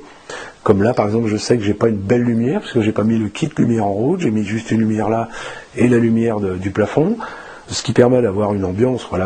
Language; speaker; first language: French; native; French